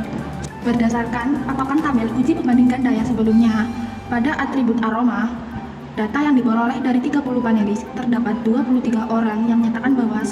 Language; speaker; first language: Indonesian; native; Indonesian